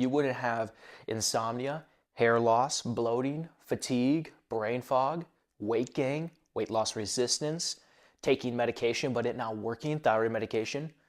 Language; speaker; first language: English; native; English